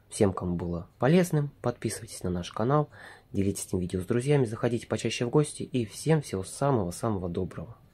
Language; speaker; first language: Russian; native; Russian